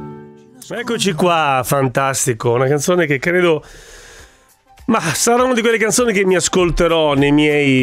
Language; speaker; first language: Italian; native; Italian